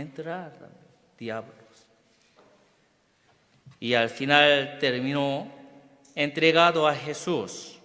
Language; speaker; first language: Spanish; non-native, learner; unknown